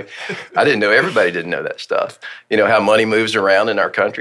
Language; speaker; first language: English; native; English